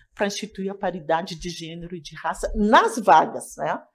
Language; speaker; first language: Portuguese; native; Portuguese